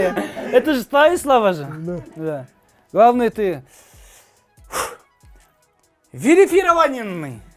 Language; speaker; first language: Russian; non-native, learner; Kazakh